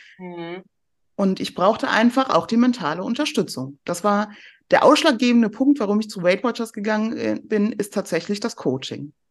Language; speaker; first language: German; early bilingual, other home language; Persian